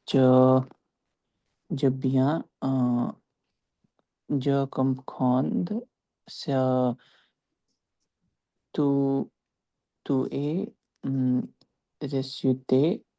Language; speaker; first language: French; non-native, learner; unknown